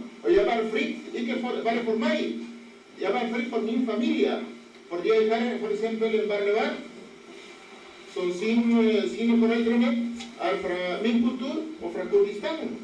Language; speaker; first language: Norwegian; non-native, learner; Kurdish